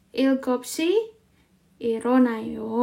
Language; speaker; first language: Korean; non-native, fluent; Indonesian